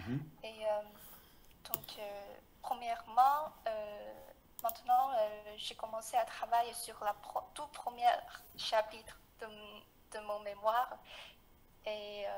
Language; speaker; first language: French; non-native, fluent; Chinese